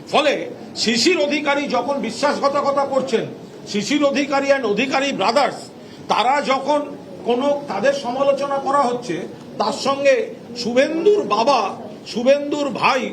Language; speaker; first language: Bangla; native; Bangla